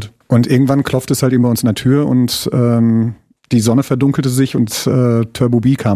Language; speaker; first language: German; native; German